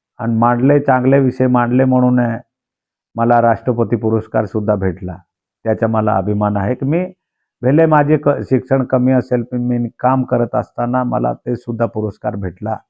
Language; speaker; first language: Marathi; non-native, local second language; Bhili